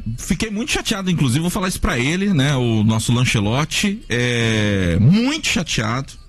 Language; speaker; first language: Portuguese; native; Portuguese